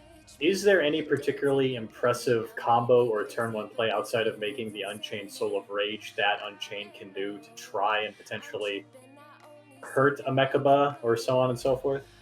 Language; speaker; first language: English; native; English